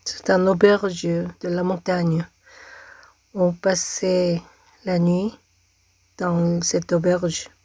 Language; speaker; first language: French; non-native, fluent; Korean